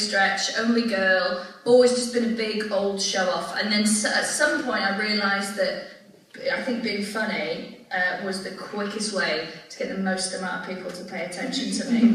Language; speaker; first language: English; native; English